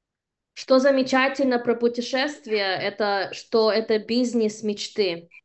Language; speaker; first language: Russian; early bilingual, heritage; Russian